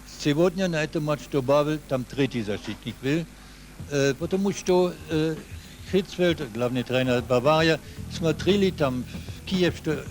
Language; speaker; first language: Russian; non-native, learner; German